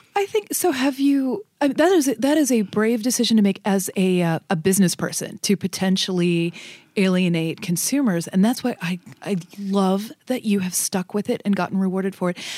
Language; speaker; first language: English; native; English